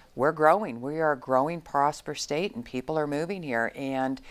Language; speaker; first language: English; native; English